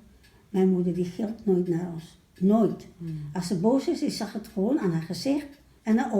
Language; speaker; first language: Dutch; early bilingual, other home language; Malay